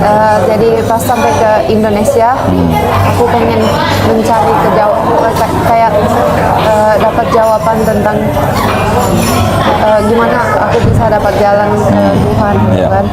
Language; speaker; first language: Indonesian; non-native, fluent; Finnish